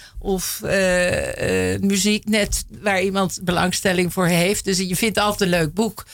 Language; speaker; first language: Dutch; native; Dutch